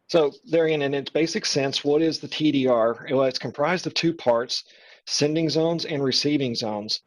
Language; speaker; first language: English; native; English